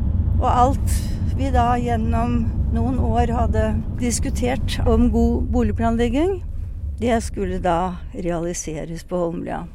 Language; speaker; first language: Norwegian; native; Norwegian